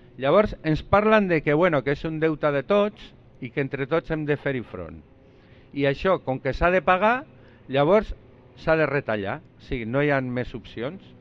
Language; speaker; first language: Catalan; non-native, local second language; Spanish